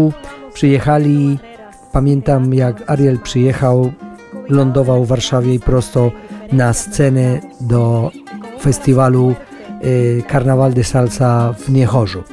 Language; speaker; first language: Polish; non-native, fluent; Spanish